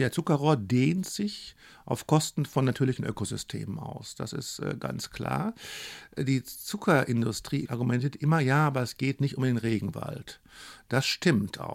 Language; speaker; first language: German; native; German